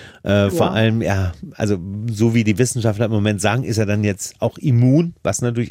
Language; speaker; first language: German; native; German